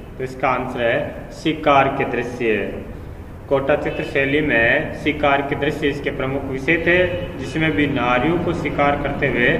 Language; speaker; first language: Hindi; native; Hindi